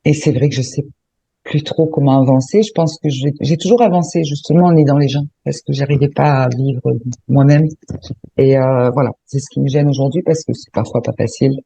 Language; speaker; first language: French; native; French